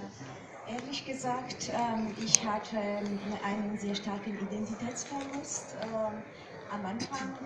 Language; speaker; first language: German; non-native, fluent; Georgian